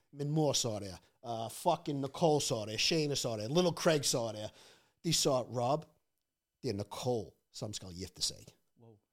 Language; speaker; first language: Norwegian; non-native, fluent; English